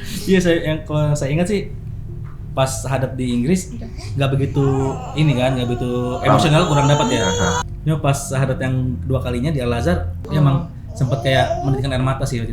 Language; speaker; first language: Indonesian; native; Indonesian